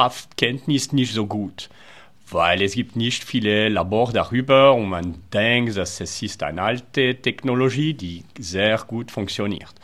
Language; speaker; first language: German; non-native, local second language; French